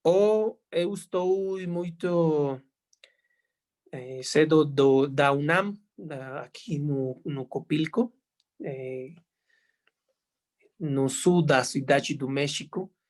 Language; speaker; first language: Portuguese; non-native, fluent; Spanish